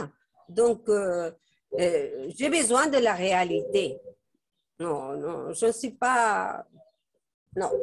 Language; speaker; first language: French; non-native, fluent; Spanish